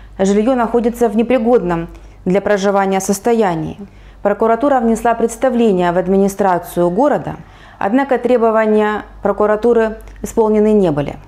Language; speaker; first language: Russian; native; Russian